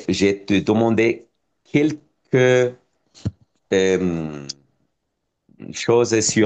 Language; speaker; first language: French; non-native, fluent; Spanish